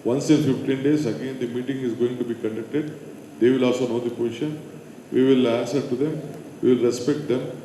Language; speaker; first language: English; non-native, local second language; Kannada